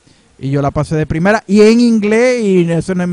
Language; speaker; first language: Spanish; native; Spanish